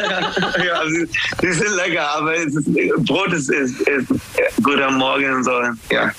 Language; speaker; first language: German; non-native, learner; English